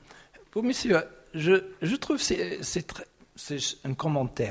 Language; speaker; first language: French; non-native, fluent; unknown